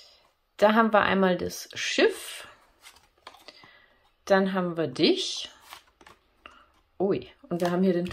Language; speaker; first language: German; native; German